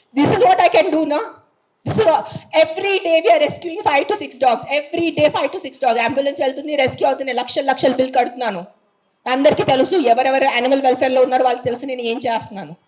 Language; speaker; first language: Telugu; non-native, fluent; Marathi